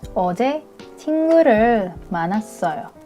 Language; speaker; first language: Korean; non-native, fluent; Indonesian